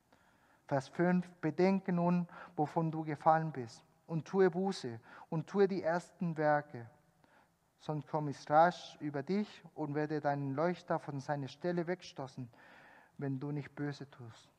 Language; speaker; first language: German; non-native, fluent; Spanish